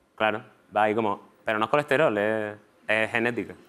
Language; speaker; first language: Spanish; native; Spanish